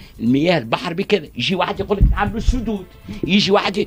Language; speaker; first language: Arabic; native; Arabic